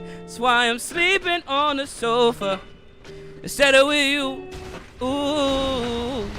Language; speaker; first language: English; native; English